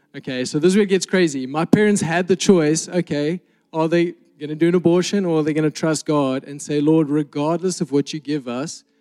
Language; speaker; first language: English; native; English